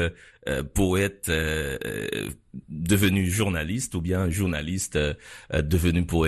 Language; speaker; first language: French; non-native, local second language; Haitian Creole